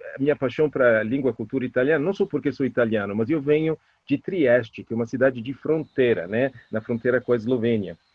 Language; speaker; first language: Portuguese; non-native, fluent; Italian